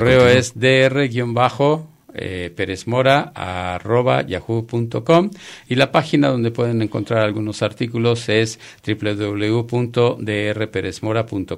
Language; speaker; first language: Spanish; native; Spanish